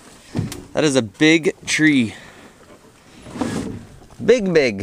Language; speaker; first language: English; native; English